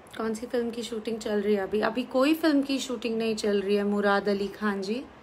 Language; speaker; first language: Hindi; native; Hindi